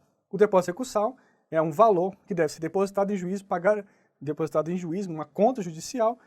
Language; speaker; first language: Portuguese; native; Portuguese